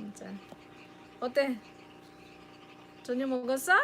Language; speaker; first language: Korean; non-native, learner; Filipino